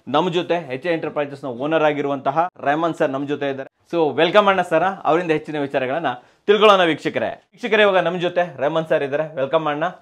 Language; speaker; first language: Kannada; native; Kannada